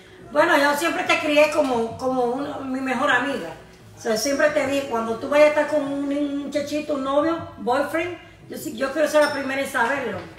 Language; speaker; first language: Spanish; native; Spanish